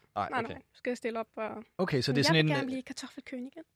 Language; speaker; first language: Danish; non-native, fluent; German